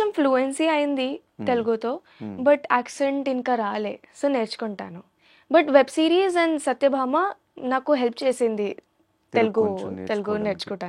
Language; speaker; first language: Telugu; non-native, learner; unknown